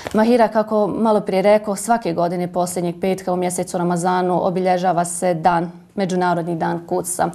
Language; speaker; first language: Bosnian; native; Bosnian